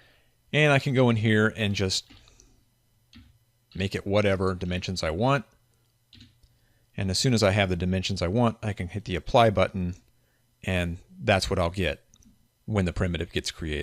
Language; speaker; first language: English; native; English